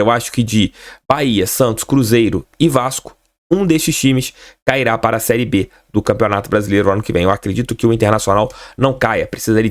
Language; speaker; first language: Portuguese; native; Portuguese